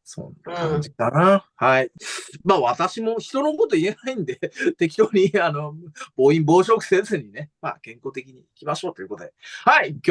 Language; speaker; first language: Japanese; native; Japanese